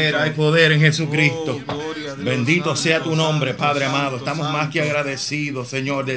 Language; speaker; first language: Spanish; native; Spanish